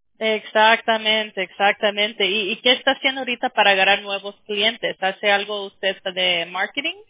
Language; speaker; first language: Spanish; early bilingual, heritage; Spanish